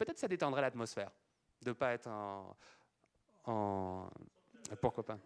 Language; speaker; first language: French; native; French